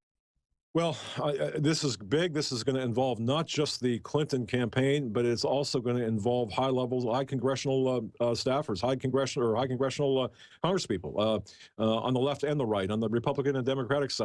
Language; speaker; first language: English; native; English